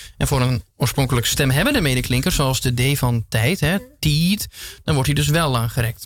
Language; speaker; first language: Dutch; native; Dutch